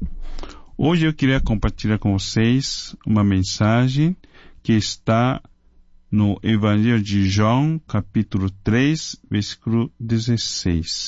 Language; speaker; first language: Portuguese; non-native, fluent; Chinese